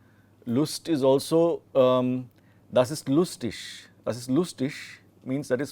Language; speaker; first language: German; non-native, fluent; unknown